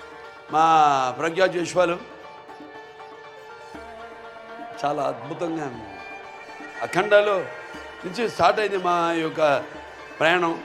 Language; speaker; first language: Telugu; native; Telugu